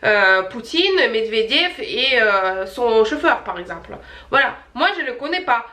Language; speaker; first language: French; non-native, fluent; Russian